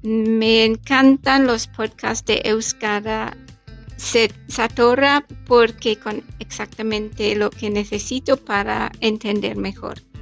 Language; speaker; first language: Spanish; non-native, fluent; English